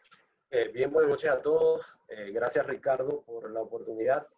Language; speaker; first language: Spanish; native; Spanish